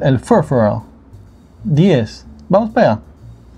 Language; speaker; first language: Spanish; non-native, fluent; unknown